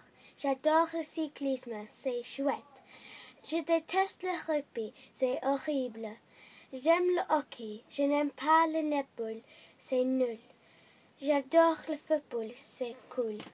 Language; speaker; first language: French; non-native, learner; English